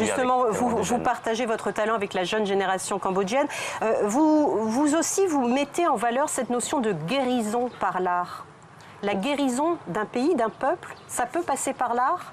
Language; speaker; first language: French; native; French